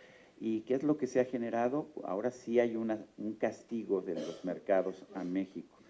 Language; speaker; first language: Spanish; native; Spanish